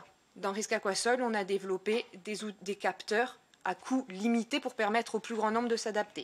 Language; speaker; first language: French; native; French